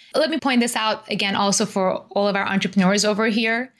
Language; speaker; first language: English; non-native, fluent; Persian